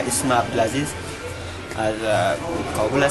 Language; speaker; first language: Persian; native; Persian